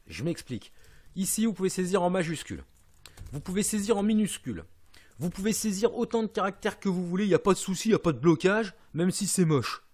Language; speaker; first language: French; native; French